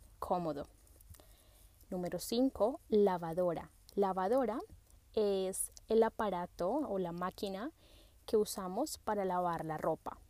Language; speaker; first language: Spanish; native; Spanish